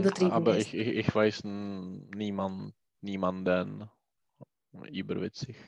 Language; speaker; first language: German; non-native, learner; Czech